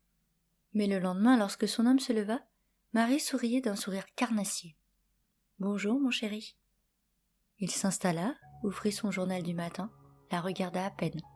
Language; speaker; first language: French; native; French